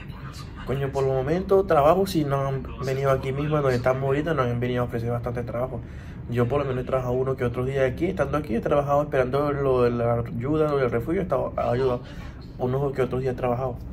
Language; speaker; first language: Spanish; native; Spanish